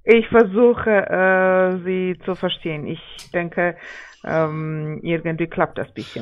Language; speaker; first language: German; non-native, fluent; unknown